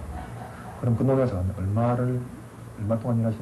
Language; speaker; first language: Korean; native; Korean